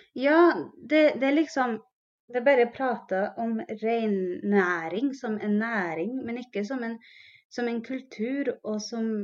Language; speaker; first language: Norwegian; non-native, local second language; Northern Sami